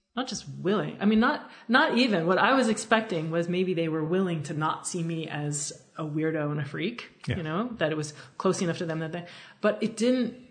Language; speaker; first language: English; native; English